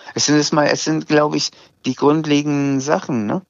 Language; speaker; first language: German; early bilingual, other home language; Azerbaijani